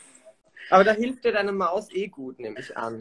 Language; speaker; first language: German; native; German